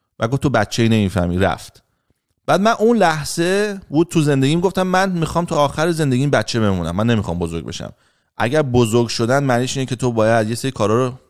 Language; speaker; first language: Persian; native; Persian